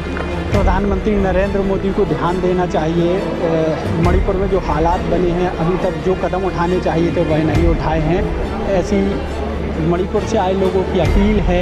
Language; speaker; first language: Hindi; native; Hindi